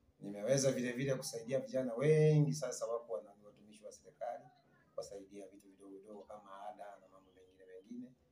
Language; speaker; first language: Swahili; non-native, local second language; Sukuma